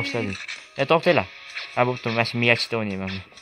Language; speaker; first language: Turkish; non-native, learner; Uzbek